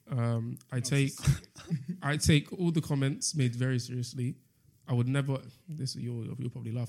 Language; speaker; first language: English; native; English